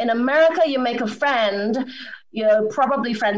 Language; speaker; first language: English; native; English